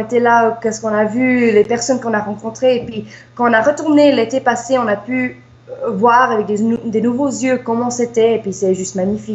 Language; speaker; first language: French; early bilingual, heritage; English